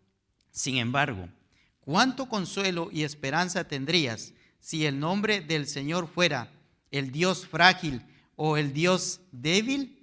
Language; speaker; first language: Spanish; native; Spanish